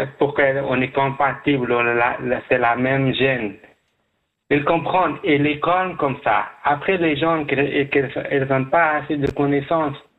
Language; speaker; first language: French; non-native, learner; Persian